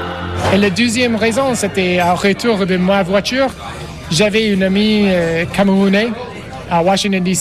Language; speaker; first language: French; non-native, learner; English